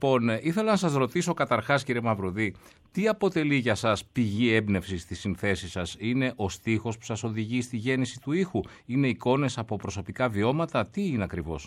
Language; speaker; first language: Greek; native; Greek